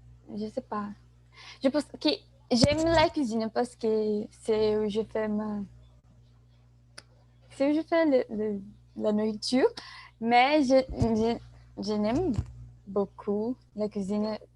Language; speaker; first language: French; non-native, learner; Portuguese